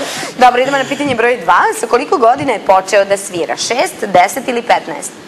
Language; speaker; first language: Croatian; native; Croatian